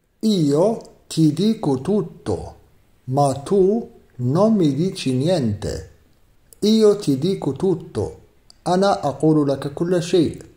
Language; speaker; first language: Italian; non-native, fluent; Arabic